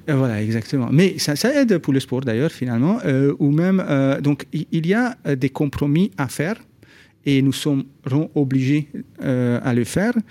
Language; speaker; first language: French; non-native, fluent; Hungarian